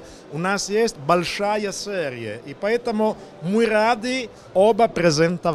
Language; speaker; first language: Russian; non-native, learner; Italian